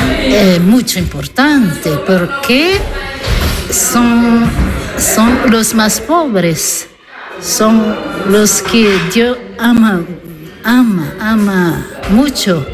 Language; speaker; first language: Spanish; non-native, learner; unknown